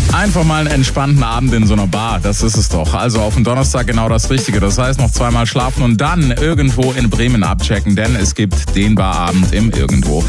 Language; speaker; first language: German; native; German